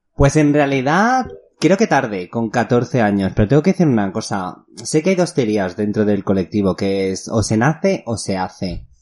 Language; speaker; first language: Spanish; native; Spanish